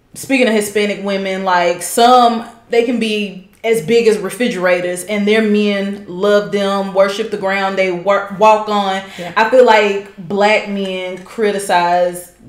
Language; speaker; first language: English; native; English